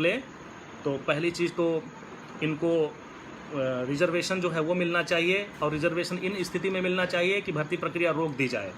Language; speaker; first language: Hindi; native; Hindi